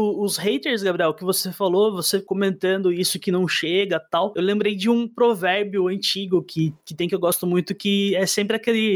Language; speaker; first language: Portuguese; native; Portuguese